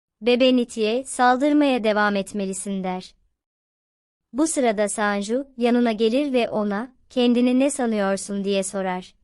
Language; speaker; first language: Turkish; native; Turkish